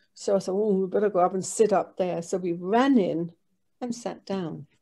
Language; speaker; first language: English; non-native, fluent; Danish